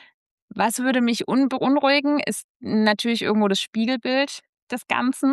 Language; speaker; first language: German; native; German